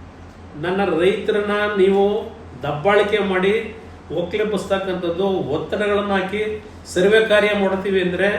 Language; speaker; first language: Kannada; native; Kannada